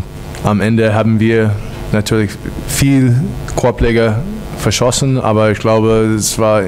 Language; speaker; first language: German; non-native, fluent; English